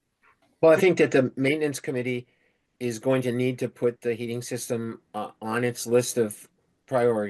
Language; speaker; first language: English; native; English